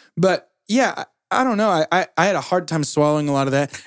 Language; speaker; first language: English; native; English